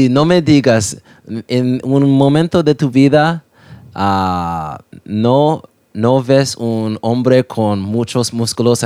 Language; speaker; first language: Spanish; non-native, learner; English